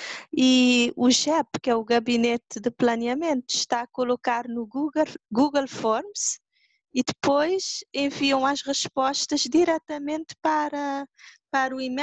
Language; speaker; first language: Portuguese; non-native, local second language; Kabuverdianu